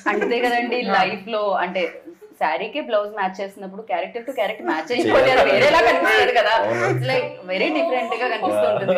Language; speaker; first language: Telugu; native; Telugu